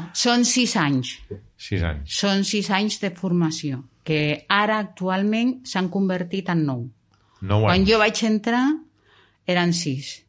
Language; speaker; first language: Catalan; non-native, local second language; Spanish